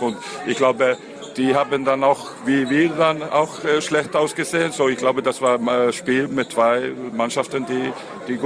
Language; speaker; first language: German; non-native, fluent; Icelandic